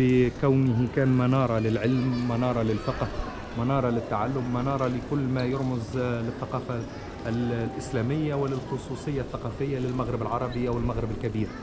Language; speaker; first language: Arabic; native; Arabic